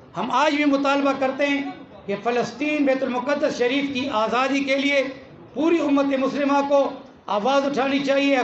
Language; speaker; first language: Urdu; non-native, local second language; Pashto